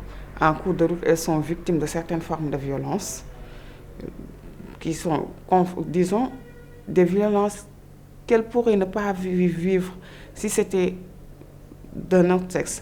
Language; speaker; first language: French; non-native, local second language; Wolof